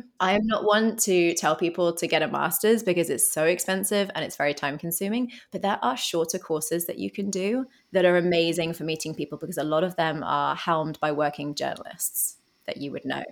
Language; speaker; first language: English; native; English